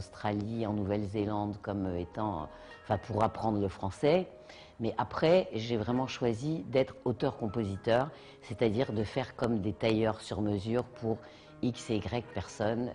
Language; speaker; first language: French; native; French